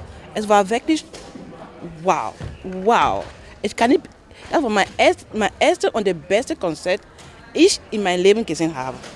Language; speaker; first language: German; non-native, learner; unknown